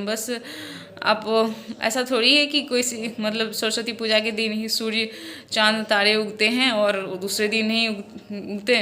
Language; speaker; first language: Hindi; non-native, local second language; Maithili